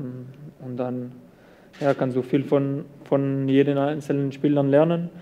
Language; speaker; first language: German; non-native, local second language; French